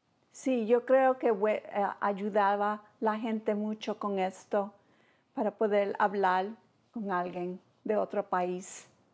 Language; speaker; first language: Spanish; early bilingual, heritage; Spanish